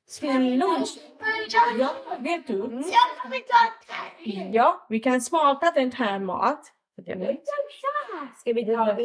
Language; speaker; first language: Swedish; non-native, learner; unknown